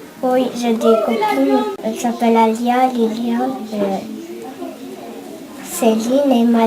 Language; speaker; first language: French; early bilingual, other home language; Albanian